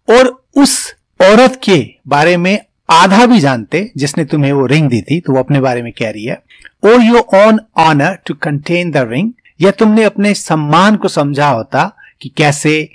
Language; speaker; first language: Hindi; native; Hindi